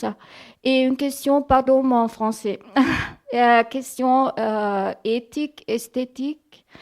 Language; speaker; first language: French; non-native, fluent; German